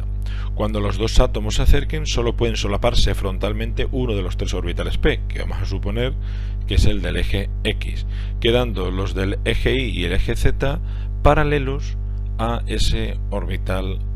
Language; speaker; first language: Spanish; native; Spanish